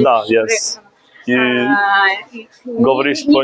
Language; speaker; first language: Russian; non-native, learner; English